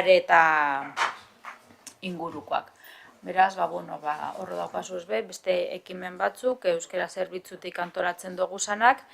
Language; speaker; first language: Basque; native; Basque